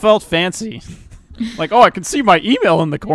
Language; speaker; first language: English; native; English